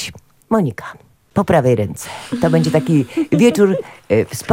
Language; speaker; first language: Polish; native; Polish